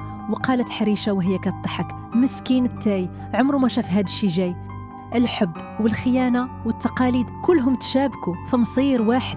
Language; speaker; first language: Arabic; native; Arabic